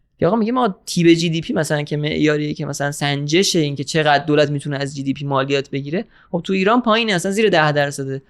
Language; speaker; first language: Persian; native; Persian